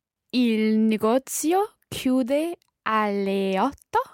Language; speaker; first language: Italian; non-native, learner; English